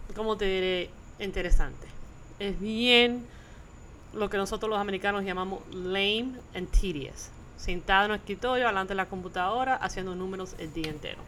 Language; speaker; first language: Spanish; early bilingual, heritage; Spanish